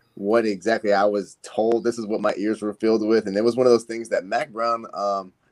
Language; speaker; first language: English; native; English